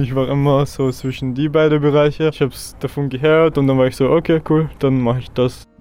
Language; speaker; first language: German; non-native, fluent; Arabic